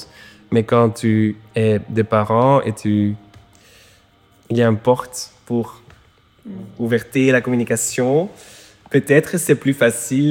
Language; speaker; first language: French; non-native, learner; Dutch